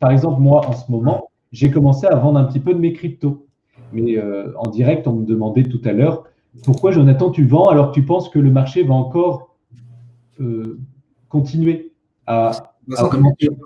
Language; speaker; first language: French; native; French